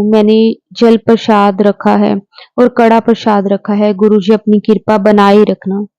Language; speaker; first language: Hindi; native; Hindi